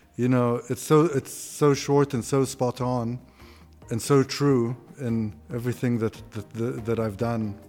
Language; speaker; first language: English; non-native, fluent; Arabic